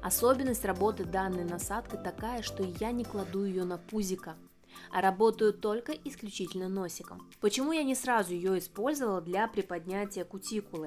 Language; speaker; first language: Russian; native; Russian